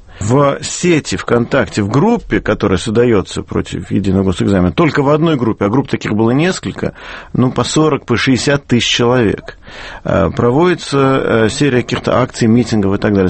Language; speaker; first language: Russian; native; Russian